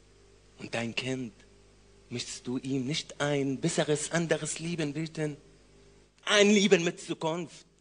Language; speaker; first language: German; non-native, learner; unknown